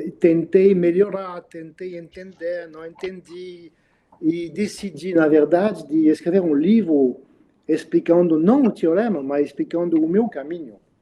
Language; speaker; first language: Portuguese; non-native, fluent; French